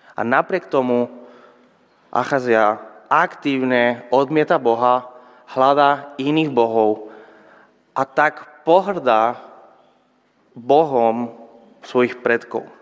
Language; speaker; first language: Slovak; non-native, fluent; Spanish